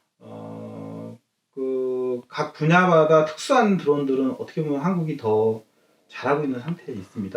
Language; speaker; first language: Korean; native; Korean